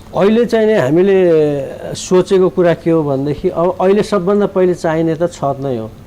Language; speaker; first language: Nepali; native; Nepali